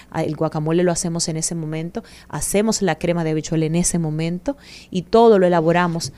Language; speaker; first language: Spanish; native; Spanish